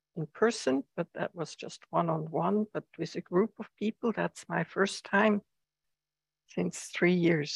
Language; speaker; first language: English; non-native, fluent; German